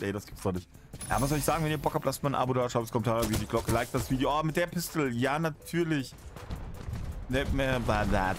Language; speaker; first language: German; native; German